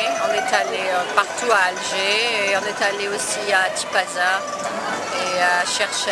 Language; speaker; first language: French; native; French